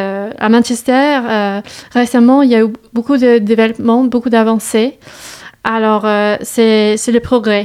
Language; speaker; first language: French; non-native, learner; English